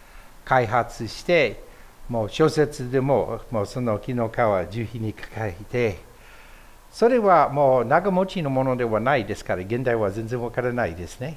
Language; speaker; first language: Japanese; non-native, fluent; English